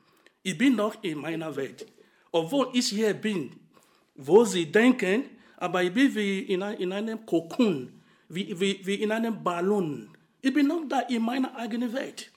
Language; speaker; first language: German; non-native, fluent; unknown